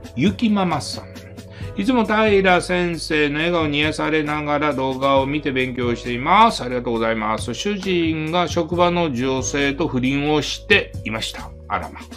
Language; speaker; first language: Japanese; native; Japanese